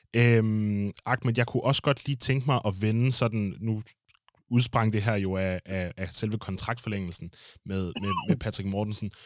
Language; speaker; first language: Danish; native; Danish